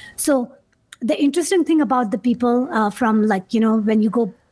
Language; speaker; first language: English; non-native, local second language; Urdu